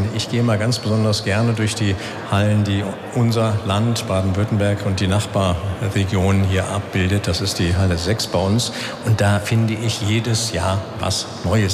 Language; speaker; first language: German; native; German